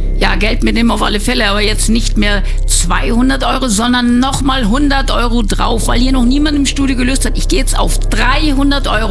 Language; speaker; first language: German; native; German